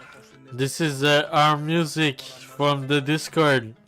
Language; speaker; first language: English; non-native, learner; French